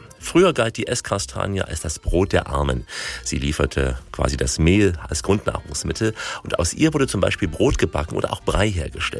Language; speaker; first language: German; native; German